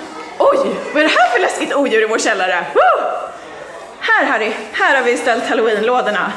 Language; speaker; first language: Swedish; native; Swedish